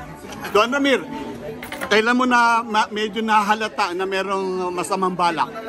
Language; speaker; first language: Filipino; native; Filipino